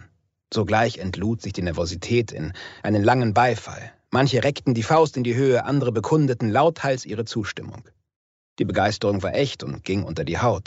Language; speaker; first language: German; native; German